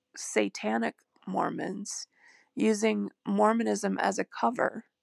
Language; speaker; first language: English; native; English